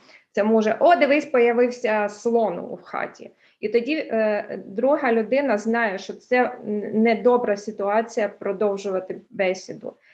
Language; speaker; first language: Ukrainian; early bilingual, heritage; Ukrainian